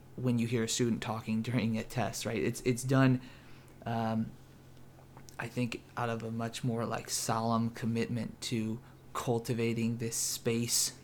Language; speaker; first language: English; native; English